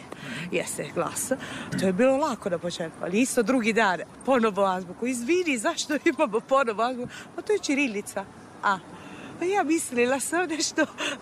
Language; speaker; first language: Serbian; non-native, fluent; Italian